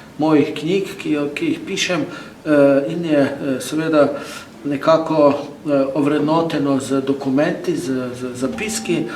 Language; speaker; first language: Slovenian; non-native, local second language; Romany